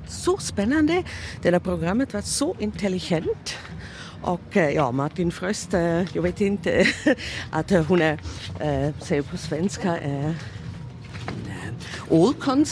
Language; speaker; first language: Swedish; non-native, fluent; German